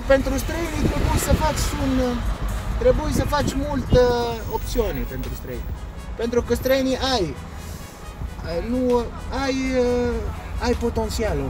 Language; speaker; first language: Romanian; non-native, learner; Arabic